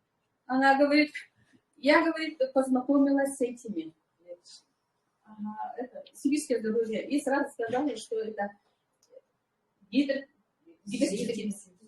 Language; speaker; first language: Russian; non-native, local second language; Yakut